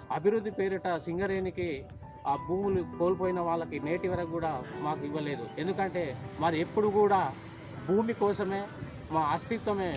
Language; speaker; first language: Telugu; non-native, local second language; Gondi